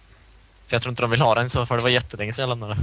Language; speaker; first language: Swedish; native; Swedish